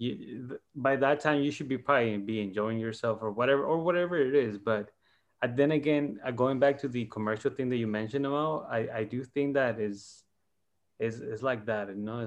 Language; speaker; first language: English; non-native, fluent; Spanish